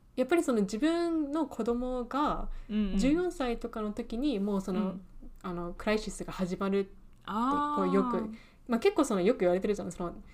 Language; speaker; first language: Japanese; early bilingual, heritage; Japanese